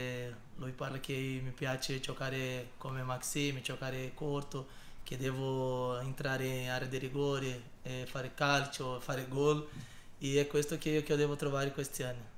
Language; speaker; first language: Italian; non-native, learner; Portuguese